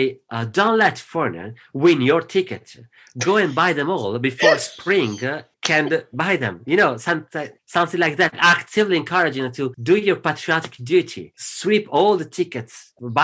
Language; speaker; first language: English; non-native, fluent; Italian